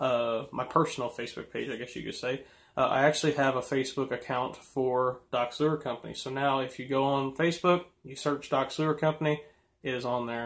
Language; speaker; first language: English; native; English